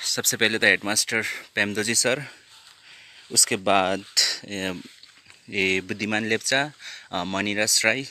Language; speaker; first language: Hindi; non-native, local second language; Nepali